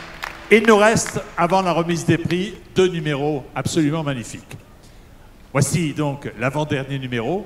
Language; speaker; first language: French; native; French